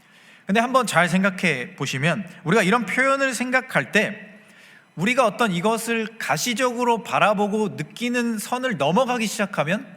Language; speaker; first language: Korean; native; Korean